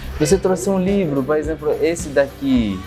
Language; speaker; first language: Portuguese; non-native, fluent; French